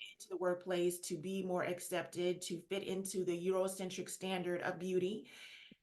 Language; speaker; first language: English; native; English